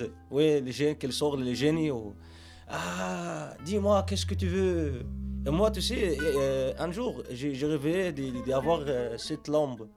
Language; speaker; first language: French; non-native, learner; Arabic